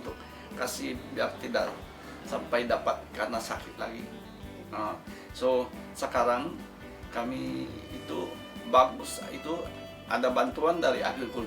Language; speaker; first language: Indonesian; non-native, fluent; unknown